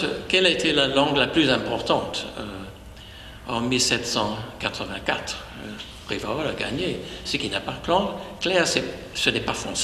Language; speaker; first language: French; non-native, fluent; English